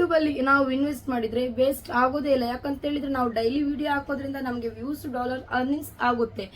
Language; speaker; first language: Kannada; non-native, local second language; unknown